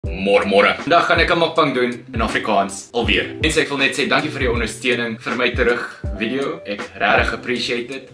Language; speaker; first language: Afrikaans; non-native, learner; Korean